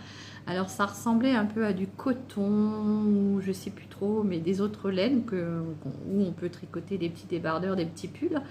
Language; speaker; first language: French; native; French